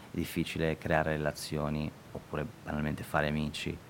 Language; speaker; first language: Italian; early bilingual, other home language; Albanian